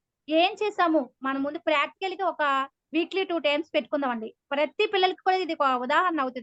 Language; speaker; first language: Telugu; native; Telugu